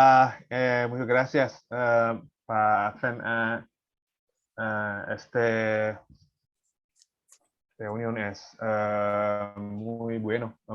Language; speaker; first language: Spanish; non-native, learner; Indonesian